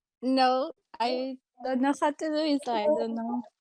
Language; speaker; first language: English; non-native, learner; Spanish